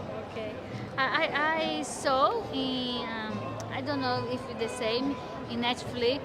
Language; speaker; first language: English; non-native, learner; Portuguese